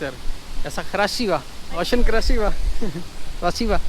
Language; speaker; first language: Russian; non-native, learner; Urdu